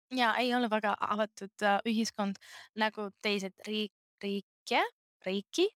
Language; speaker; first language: Estonian; non-native, learner; Greek